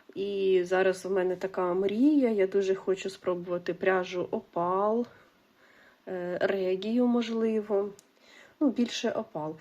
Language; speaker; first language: Ukrainian; non-native, local second language; Russian